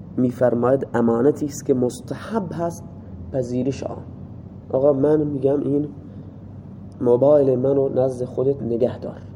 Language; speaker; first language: Persian; non-native, local second language; Baluchi